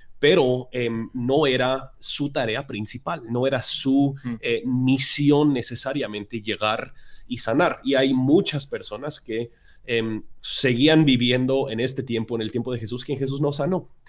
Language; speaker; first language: Spanish; early bilingual, other home language; English